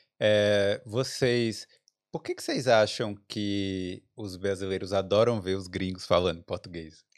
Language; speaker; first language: Portuguese; native; Portuguese